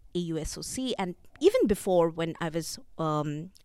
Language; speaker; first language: English; non-native, local second language; Bangla